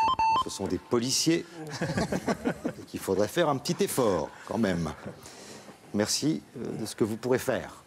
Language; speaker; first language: French; native; French